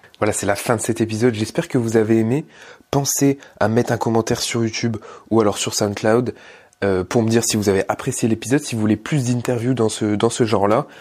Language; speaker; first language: French; native; French